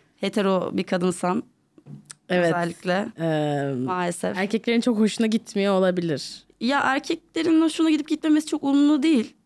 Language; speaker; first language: Turkish; native; Turkish